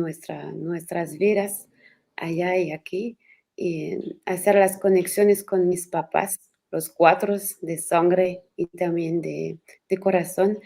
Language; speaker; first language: Spanish; non-native, learner; French